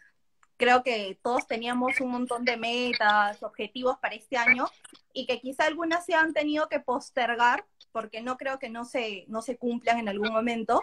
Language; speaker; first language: Spanish; native; Spanish